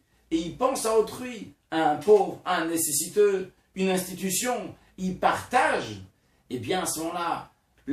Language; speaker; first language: French; native; French